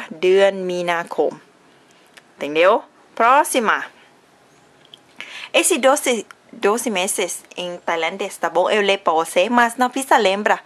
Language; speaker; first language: Portuguese; non-native, learner; Thai